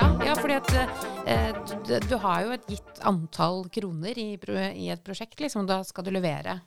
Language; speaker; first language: Norwegian; native; Norwegian